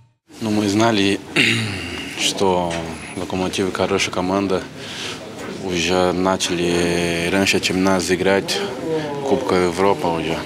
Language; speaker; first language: Russian; non-native, learner; Portuguese